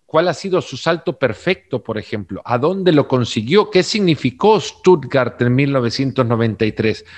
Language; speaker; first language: Spanish; native; Spanish